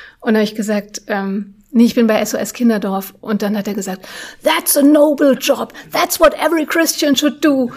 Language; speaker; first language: German; early bilingual, other home language; Russian